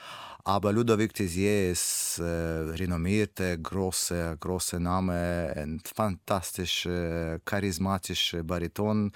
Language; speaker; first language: German; non-native, learner; Russian